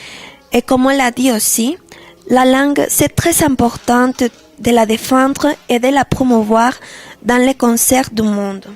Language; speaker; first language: French; non-native, learner; Spanish